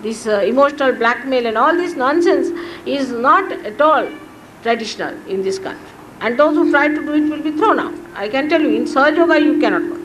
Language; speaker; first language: English; non-native, local second language; Marathi